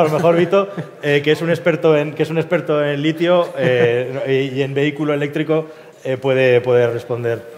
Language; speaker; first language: Spanish; native; Spanish